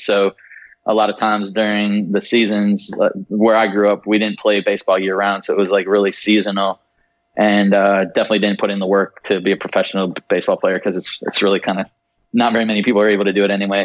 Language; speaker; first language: English; native; English